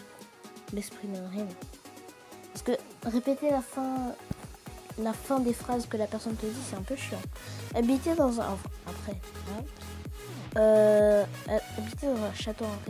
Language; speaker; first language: French; native; French